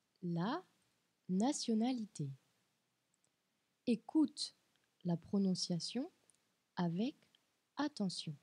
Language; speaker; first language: French; non-native, fluent; Portuguese